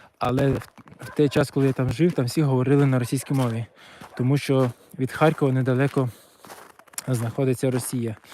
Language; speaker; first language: Ukrainian; non-native, local second language; Russian